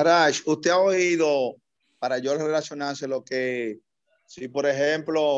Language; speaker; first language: Spanish; native; Spanish